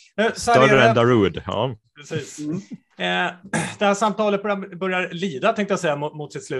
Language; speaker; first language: Swedish; native; Swedish